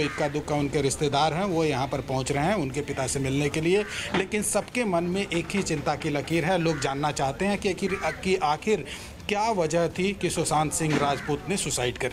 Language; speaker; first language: Hindi; native; Hindi